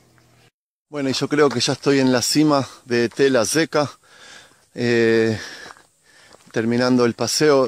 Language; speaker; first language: Spanish; native; Spanish